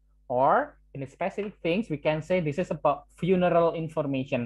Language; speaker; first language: English; non-native, learner; Indonesian